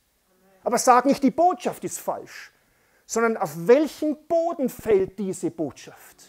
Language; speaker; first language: German; native; German